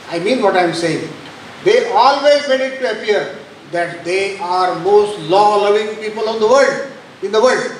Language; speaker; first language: English; non-native, local second language; Marathi